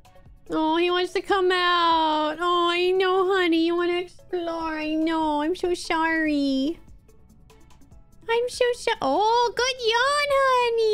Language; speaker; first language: English; native; English